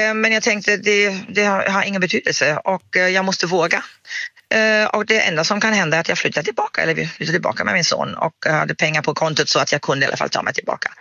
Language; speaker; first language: Swedish; non-native, fluent; German